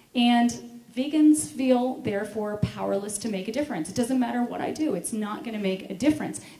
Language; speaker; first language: English; native; English